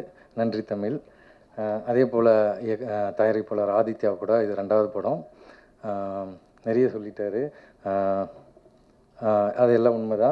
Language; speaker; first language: Tamil; native; Tamil